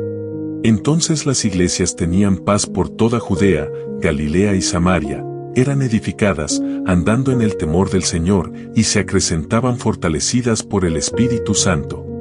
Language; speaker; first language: Spanish; native; Spanish